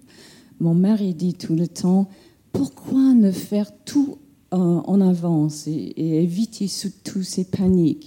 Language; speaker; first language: French; non-native, fluent; English